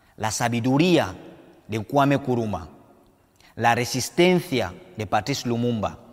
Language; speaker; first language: Spanish; non-native, fluent; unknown